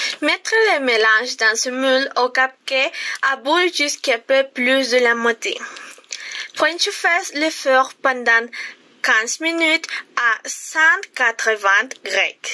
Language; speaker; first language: French; non-native, learner; Spanish